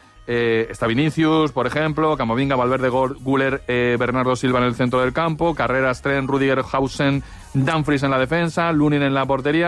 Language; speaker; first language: Spanish; native; Spanish